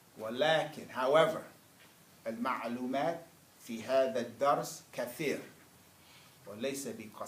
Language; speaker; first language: Arabic; non-native, fluent; English